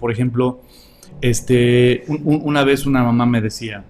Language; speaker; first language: Spanish; native; Spanish